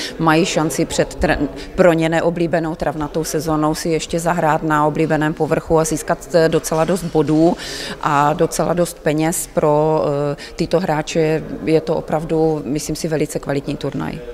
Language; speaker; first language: Czech; native; Czech